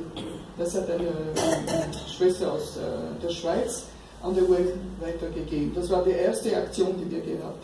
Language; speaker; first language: German; non-native, fluent; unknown